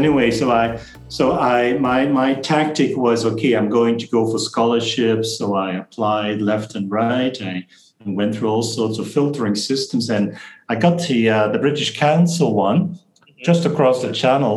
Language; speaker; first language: English; non-native, fluent; Dutch